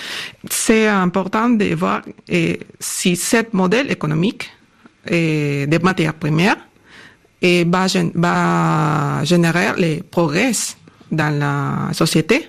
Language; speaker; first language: French; non-native, learner; Spanish